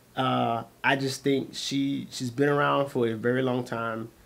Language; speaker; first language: English; native; English